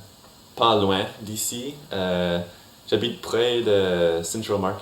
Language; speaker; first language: French; non-native, learner; English